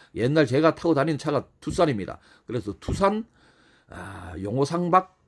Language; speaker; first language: Korean; native; Korean